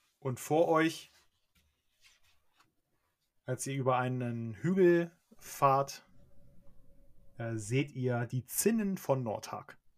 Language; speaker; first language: German; native; German